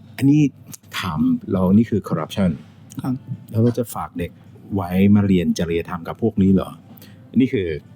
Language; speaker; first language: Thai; non-native, fluent; English